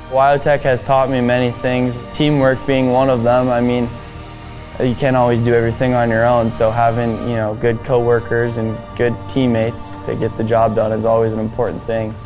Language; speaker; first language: English; native; English